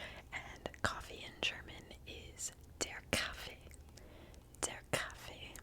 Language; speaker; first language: German; non-native, learner; English